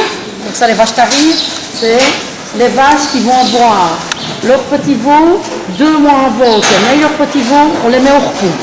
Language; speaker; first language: French; native; French